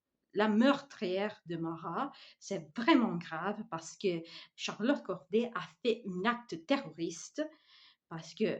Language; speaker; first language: French; non-native, fluent; Italian